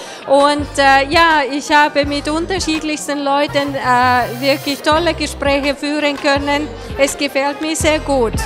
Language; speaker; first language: German; non-native, fluent; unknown